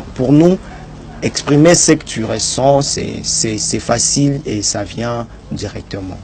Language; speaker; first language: French; non-native, local second language; Swahili